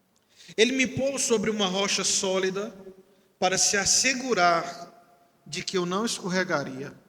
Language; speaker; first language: Portuguese; native; Portuguese